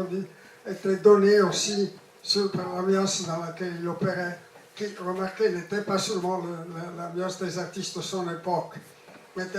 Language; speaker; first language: French; non-native, fluent; Italian